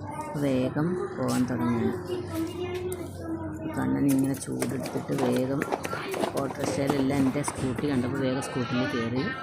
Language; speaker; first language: Malayalam; native; Malayalam